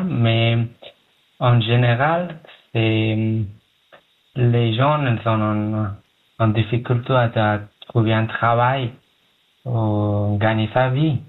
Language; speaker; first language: French; non-native, learner; Pashto